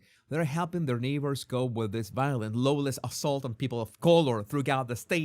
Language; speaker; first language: English; non-native, fluent; Spanish